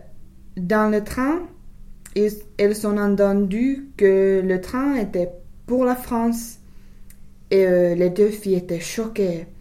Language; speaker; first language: French; non-native, fluent; English